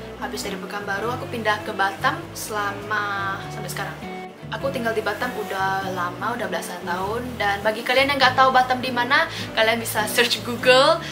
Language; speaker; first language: Indonesian; non-native, local second language; Min Nan Chinese